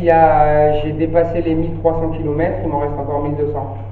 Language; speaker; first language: French; native; French